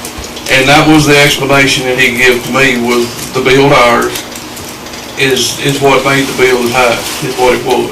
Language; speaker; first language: English; native; English